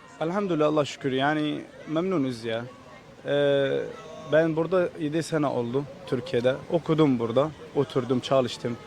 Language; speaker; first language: Turkish; non-native, learner; Arabic